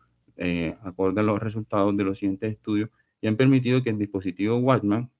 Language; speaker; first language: Spanish; native; Spanish